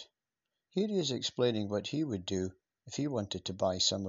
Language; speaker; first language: English; native; English